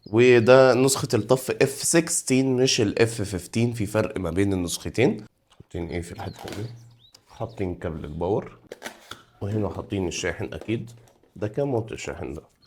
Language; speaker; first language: Arabic; native; Arabic